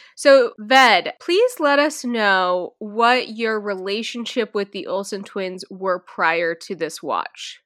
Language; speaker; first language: English; native; English